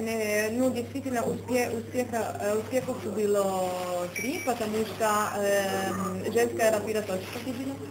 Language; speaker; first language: Russian; non-native, fluent; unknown